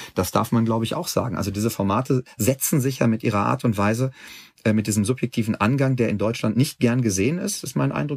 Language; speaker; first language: German; native; German